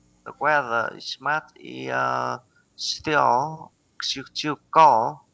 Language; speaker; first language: English; non-native, learner; Vietnamese